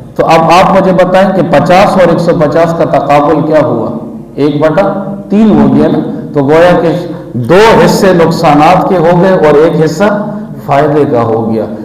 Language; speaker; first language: Urdu; non-native, local second language; Pashto